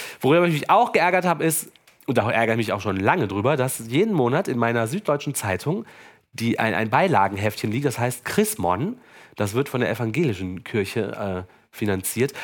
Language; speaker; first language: German; native; German